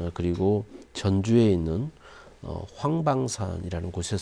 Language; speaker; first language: Korean; native; Korean